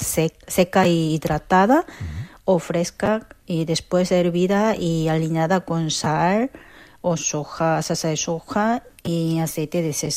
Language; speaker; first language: Spanish; non-native, learner; Korean